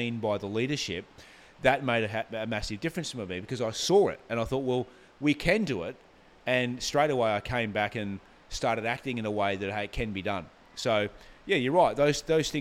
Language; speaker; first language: English; native; English